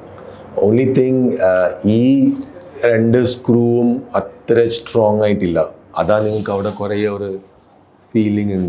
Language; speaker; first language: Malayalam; non-native, local second language; Tamil